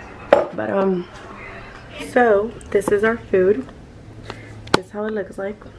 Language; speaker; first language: English; early bilingual, other home language; Spanish